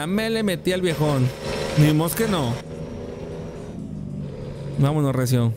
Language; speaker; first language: Spanish; native; Spanish